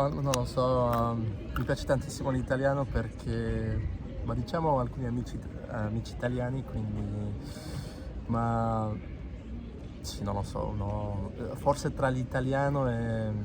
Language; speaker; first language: Italian; non-native, fluent; Spanish